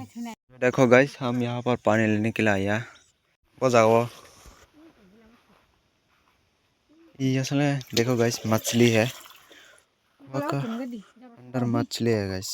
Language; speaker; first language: Hindi; non-native, local second language; Kok Borok